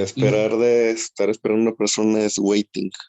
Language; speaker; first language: Spanish; native; Spanish